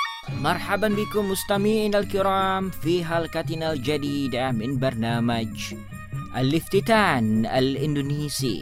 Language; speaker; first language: Arabic; non-native, fluent; Indonesian